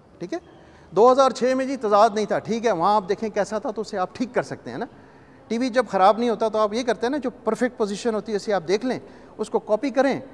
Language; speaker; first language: Urdu; non-native, local second language; Punjabi